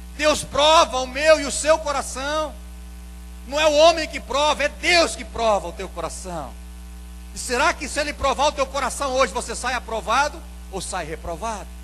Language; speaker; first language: Portuguese; native; Portuguese